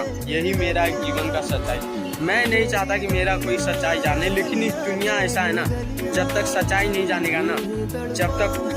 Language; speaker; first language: Hindi; non-native, fluent; Bangla